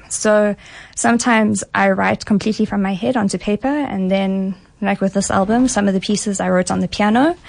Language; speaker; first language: English; native; English